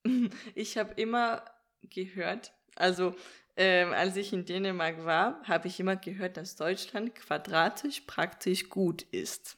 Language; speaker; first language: German; non-native, fluent; Danish